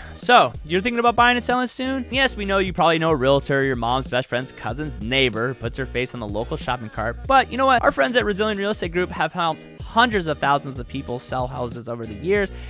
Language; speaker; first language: English; native; English